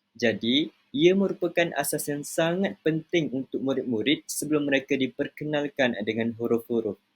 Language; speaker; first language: Malay; native; Malay